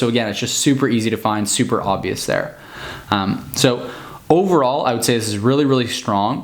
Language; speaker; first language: English; native; English